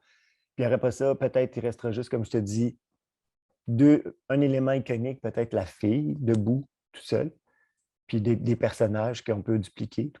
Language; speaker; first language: French; native; French